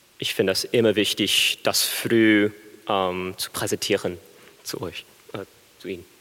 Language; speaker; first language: German; non-native, learner; English